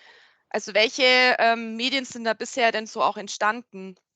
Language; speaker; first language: German; native; German